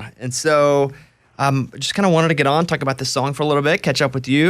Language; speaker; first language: English; native; English